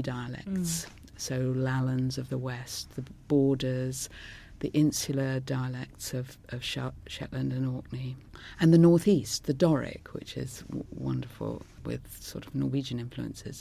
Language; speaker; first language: English; non-native, local second language; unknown